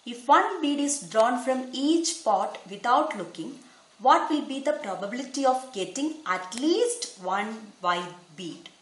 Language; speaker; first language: English; non-native, local second language; Malayalam